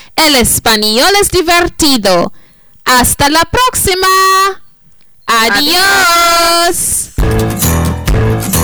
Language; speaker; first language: Spanish; non-native, fluent; English